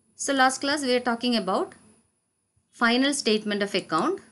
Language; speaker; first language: English; non-native, local second language; Malayalam